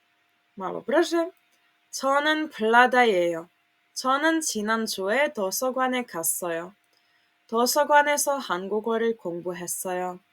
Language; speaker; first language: Korean; non-native, fluent; Serbian